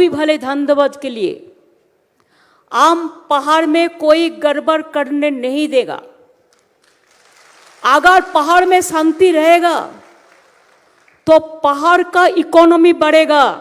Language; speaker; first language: Hindi; non-native, local second language; Bangla